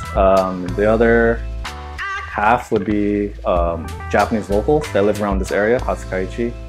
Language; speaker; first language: English; native; English